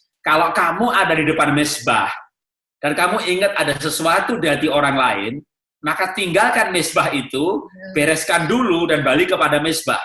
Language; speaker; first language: Indonesian; native; Indonesian